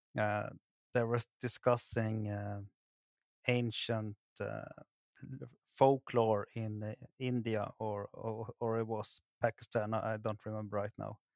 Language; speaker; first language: English; non-native, fluent; Swedish